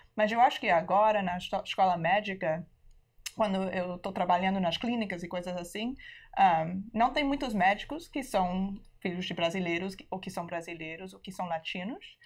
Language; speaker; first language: Portuguese; early bilingual, heritage; Portuguese